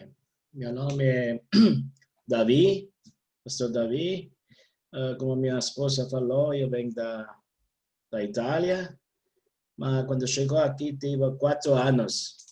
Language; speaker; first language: Portuguese; non-native, learner; Italian